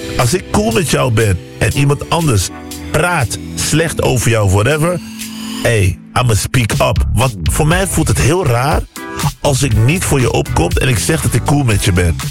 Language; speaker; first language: Dutch; native; Dutch